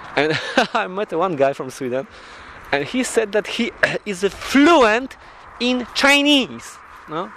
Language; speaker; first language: English; non-native, learner; Polish